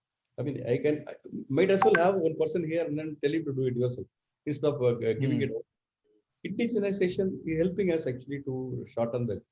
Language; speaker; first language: English; non-native, local second language; Tamil